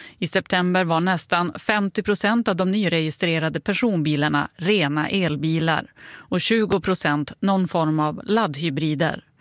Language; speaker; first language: Swedish; native; Swedish